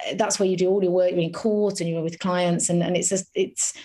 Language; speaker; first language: English; native; English